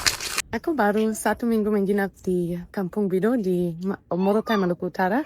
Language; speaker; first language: Indonesian; non-native, fluent; German